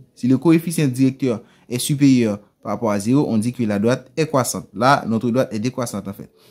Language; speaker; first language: French; non-native, local second language; Haitian Creole